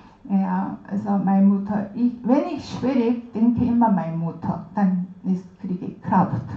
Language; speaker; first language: German; non-native, learner; Korean